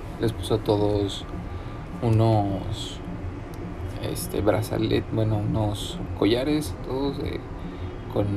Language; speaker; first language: Spanish; native; Spanish